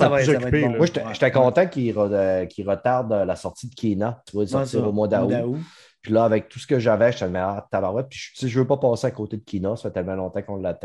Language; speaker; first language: French; native; French